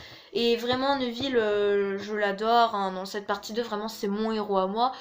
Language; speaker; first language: French; native; French